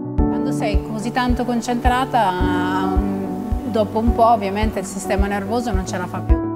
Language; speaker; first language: Italian; non-native, fluent; Albanian